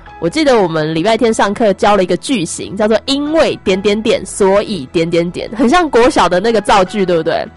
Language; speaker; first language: Chinese; native; Chinese